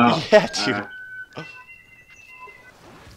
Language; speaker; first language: English; native; English